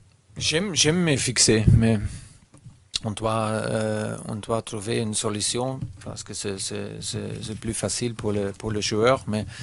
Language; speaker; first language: French; non-native, learner; German